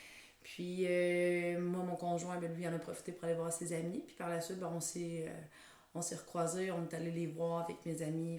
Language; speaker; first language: French; native; French